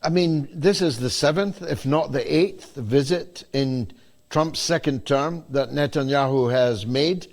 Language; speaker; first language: English; native; English